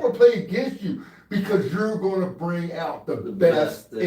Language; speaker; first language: English; native; English